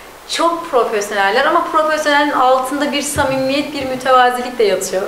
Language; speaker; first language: Turkish; native; Turkish